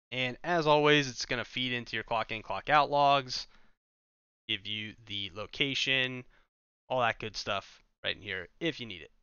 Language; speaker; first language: English; native; English